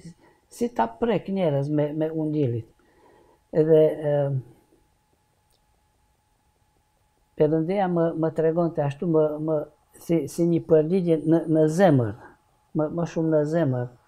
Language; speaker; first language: Albanian; non-native, learner; Hungarian